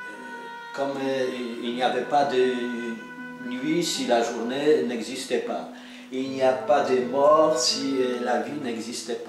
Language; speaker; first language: French; non-native, fluent; Polish